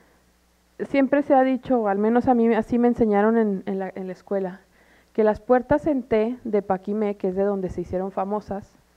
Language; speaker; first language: Spanish; native; Spanish